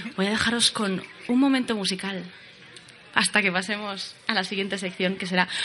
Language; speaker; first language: Spanish; native; Spanish